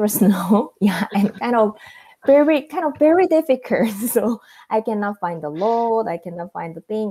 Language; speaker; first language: English; non-native, fluent; Korean